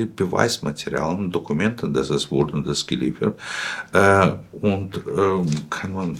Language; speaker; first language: German; non-native, fluent; Russian